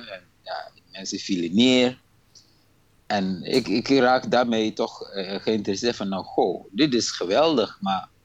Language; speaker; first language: Dutch; non-native, fluent; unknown